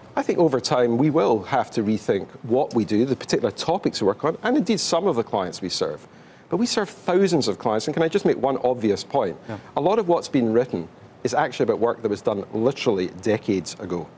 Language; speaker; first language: English; native; English